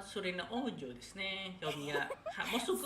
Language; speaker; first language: Japanese; non-native, learner; Indonesian